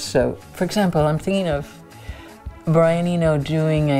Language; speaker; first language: English; native; English